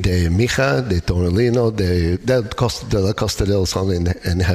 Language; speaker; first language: Spanish; non-native, learner; English